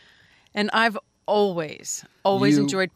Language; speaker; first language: English; native; English